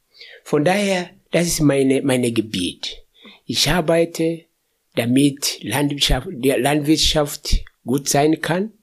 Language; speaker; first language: German; non-native, fluent; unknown